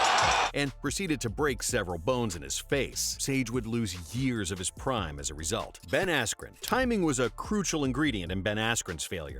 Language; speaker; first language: English; native; English